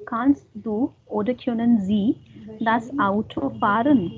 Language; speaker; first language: German; non-native, fluent; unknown